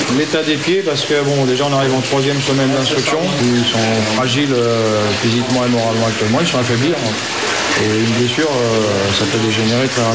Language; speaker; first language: French; native; French